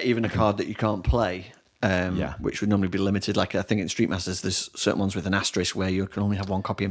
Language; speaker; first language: English; native; English